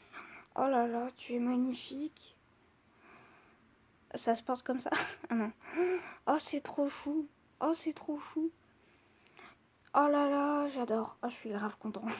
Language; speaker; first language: French; native; French